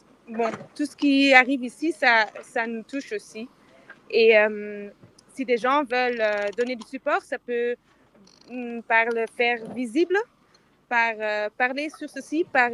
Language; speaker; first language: French; non-native, fluent; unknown